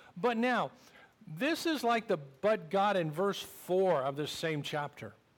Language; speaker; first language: English; native; English